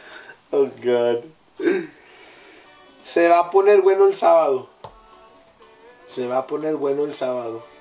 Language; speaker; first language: Spanish; early bilingual, heritage; Spanish